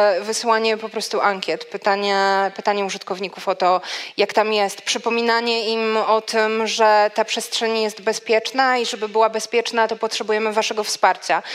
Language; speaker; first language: Polish; native; Polish